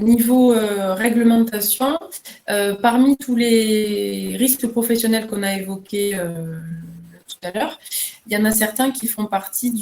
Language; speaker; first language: French; native; French